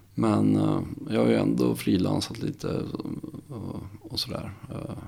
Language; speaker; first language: Swedish; native; Swedish